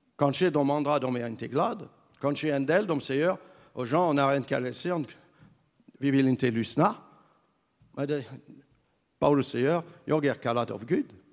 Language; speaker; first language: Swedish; non-native, fluent; French